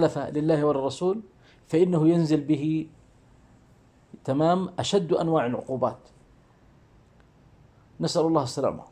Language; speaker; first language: Arabic; native; Arabic